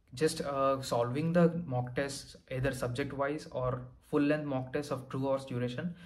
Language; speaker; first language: English; non-native, local second language; Telugu